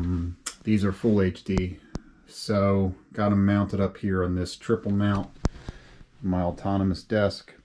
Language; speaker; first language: English; native; English